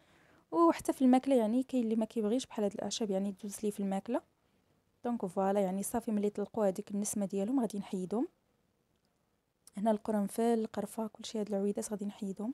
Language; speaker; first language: Arabic; native; Arabic